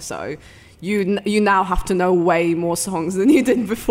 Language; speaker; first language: English; early bilingual, other home language; Arabic